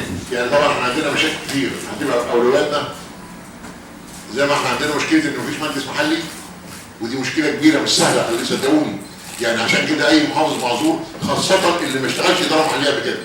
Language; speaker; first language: Arabic; native; Arabic